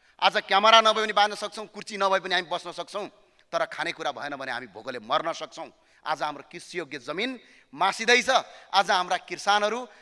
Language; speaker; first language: Nepali; native; Nepali